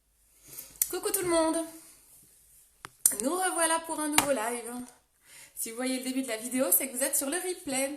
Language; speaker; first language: French; native; French